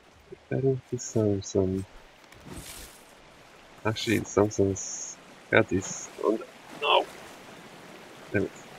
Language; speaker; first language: English; non-native, fluent; Polish